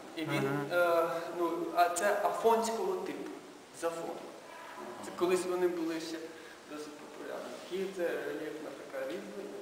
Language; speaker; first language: Ukrainian; native; Ukrainian